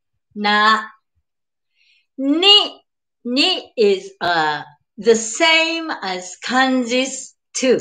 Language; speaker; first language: English; non-native, learner; Japanese